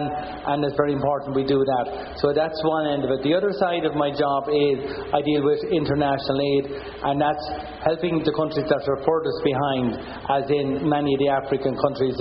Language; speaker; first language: English; native; English